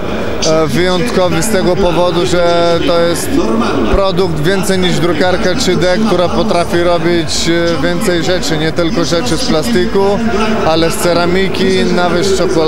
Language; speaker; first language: Polish; non-native, fluent; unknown